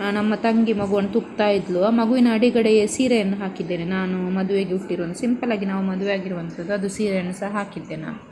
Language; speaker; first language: Kannada; non-native, local second language; Tulu